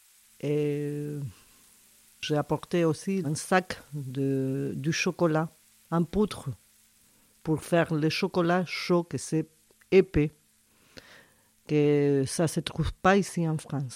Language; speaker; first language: French; non-native, fluent; Spanish